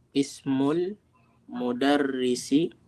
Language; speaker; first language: Arabic; non-native, fluent; Filipino